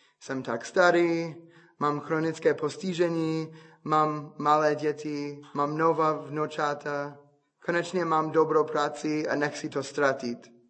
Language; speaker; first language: Czech; non-native, fluent; English